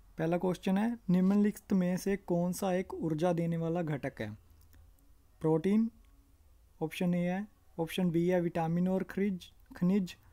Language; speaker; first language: Hindi; non-native, local second language; Punjabi